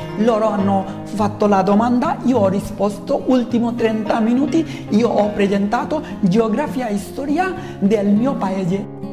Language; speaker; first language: Italian; non-native, learner; Bangla